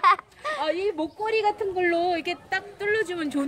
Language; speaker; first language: Korean; native; Korean